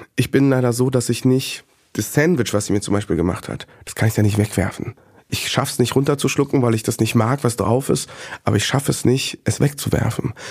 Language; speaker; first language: German; early bilingual, other home language; Bosnian